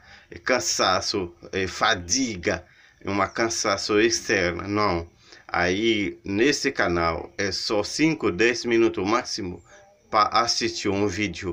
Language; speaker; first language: Portuguese; non-native, learner; Haitian Creole